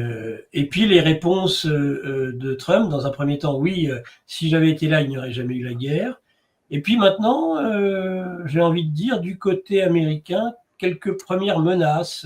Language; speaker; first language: French; native; French